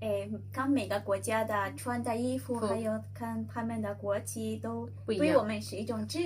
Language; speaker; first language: Chinese; non-native, learner; Spanish